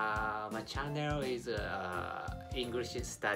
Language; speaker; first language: English; non-native, learner; Japanese